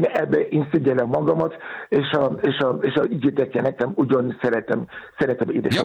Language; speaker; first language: Hungarian; non-native, learner; Yoruba